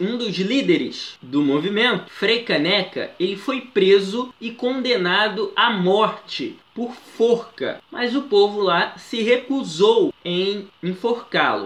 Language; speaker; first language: Portuguese; native; Portuguese